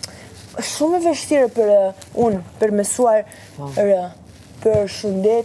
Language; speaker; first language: Albanian; non-native, learner; Italian